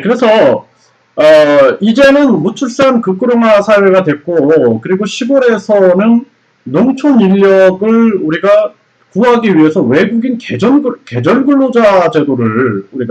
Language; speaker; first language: Korean; native; Korean